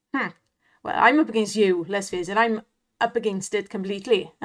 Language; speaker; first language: English; native; English